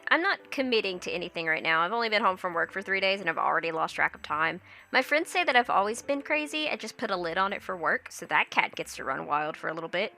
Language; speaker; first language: English; native; English